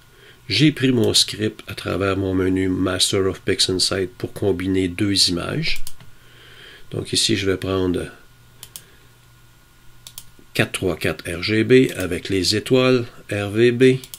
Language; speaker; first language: French; native; French